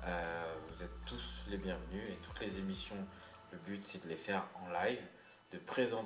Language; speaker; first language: French; native; French